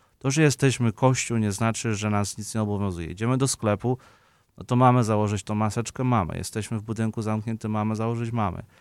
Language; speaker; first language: Polish; native; Polish